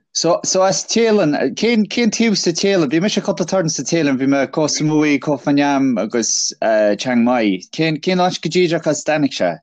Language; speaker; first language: Irish; native; Irish